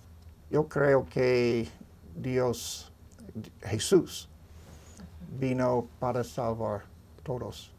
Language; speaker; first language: Spanish; non-native, learner; English